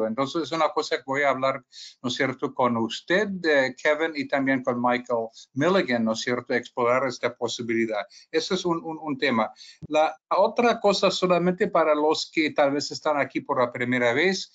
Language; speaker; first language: Spanish; non-native, fluent; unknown